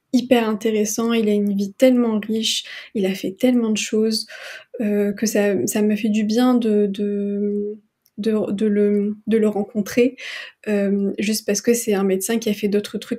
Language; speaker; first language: French; non-native, local second language; Arabic